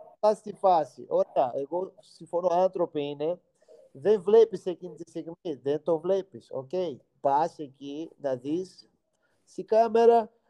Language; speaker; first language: Greek; non-native, fluent; Portuguese